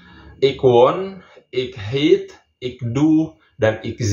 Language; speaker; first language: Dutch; non-native, fluent; Indonesian